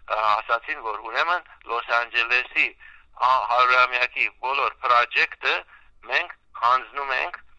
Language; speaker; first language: Armenian; early bilingual, heritage; Armenian